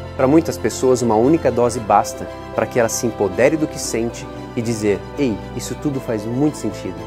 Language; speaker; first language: Portuguese; native; Portuguese